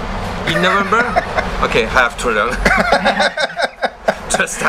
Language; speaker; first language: English; non-native, learner; French